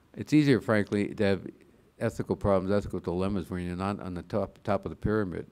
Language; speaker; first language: English; native; English